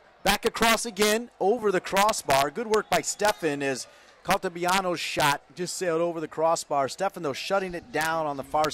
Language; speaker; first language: English; native; English